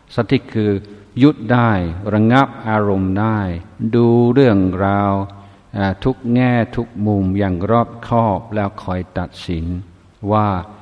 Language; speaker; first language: Thai; non-native, fluent; English